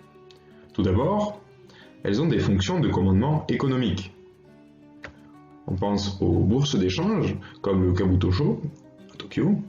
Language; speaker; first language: French; native; French